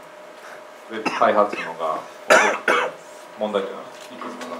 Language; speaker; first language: Japanese; non-native, fluent; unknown